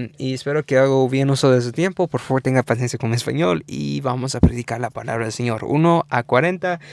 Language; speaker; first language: Spanish; early bilingual, heritage; English